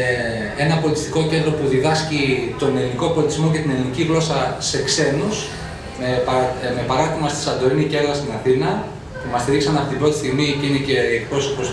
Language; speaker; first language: Greek; native; Greek